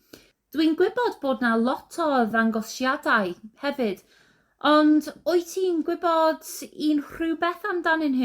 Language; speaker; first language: Welsh; non-native, learner; English